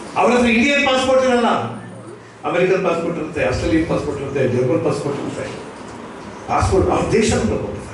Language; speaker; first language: Kannada; native; Kannada